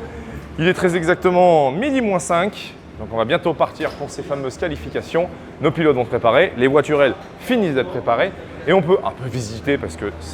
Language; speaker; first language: French; native; French